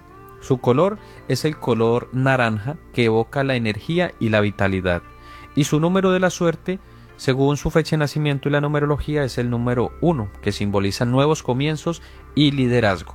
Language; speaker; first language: Spanish; native; Spanish